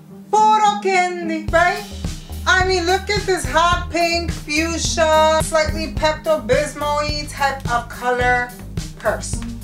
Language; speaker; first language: English; early bilingual, other home language; Spanish